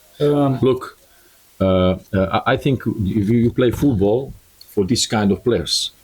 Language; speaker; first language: English; non-native, learner; Croatian